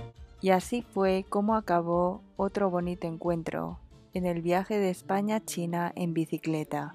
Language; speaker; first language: Spanish; early bilingual, other home language; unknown